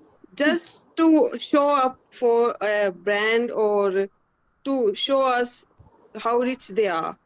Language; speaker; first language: English; non-native, learner; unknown